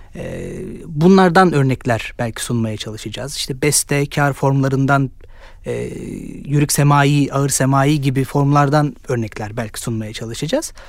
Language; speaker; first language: Turkish; native; Turkish